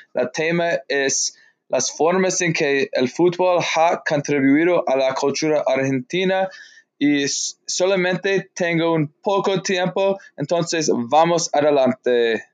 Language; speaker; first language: Spanish; non-native, learner; English